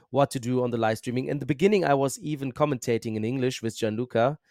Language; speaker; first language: English; non-native, fluent; German